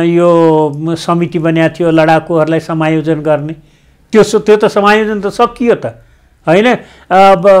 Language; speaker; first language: Nepali; native; Nepali